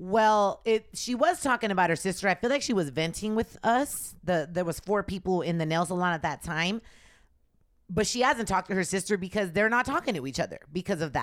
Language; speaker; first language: English; early bilingual, other home language; Spanish